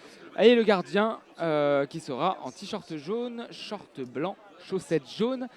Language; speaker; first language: French; native; French